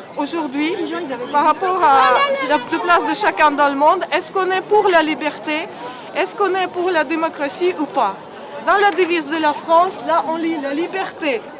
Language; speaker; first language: French; non-native, fluent; Ukrainian